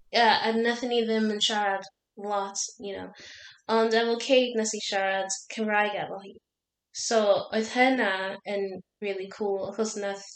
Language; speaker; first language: Welsh; non-native, learner; English